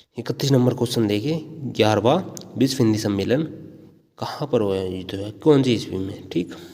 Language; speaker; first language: Hindi; native; Hindi